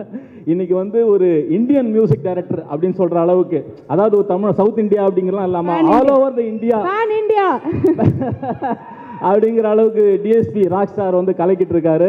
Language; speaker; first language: Tamil; native; Tamil